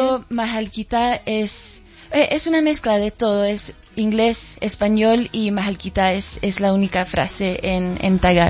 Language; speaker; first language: Spanish; early bilingual, heritage; Spanish